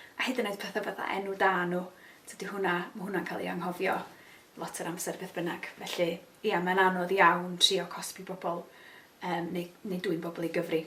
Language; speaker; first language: Welsh; native; Welsh